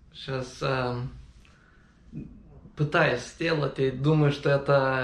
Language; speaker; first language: Russian; non-native, learner; Azerbaijani